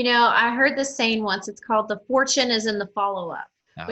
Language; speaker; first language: English; native; English